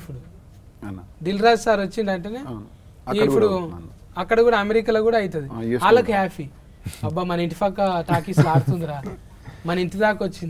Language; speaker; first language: Telugu; native; Telugu